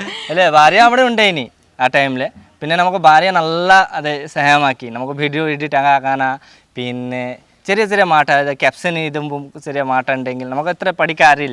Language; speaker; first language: Malayalam; non-native, local second language; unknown